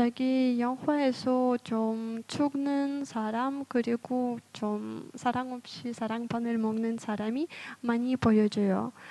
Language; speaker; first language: Korean; non-native, fluent; Russian